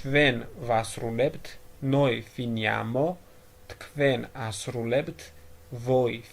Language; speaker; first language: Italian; non-native, fluent; Georgian